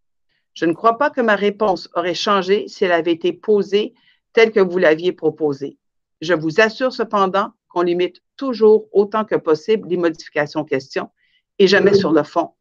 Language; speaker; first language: French; native; French